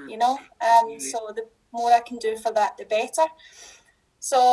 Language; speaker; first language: English; native; English